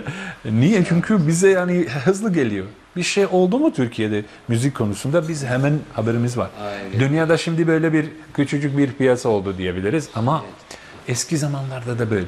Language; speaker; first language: Turkish; non-native, fluent; Bosnian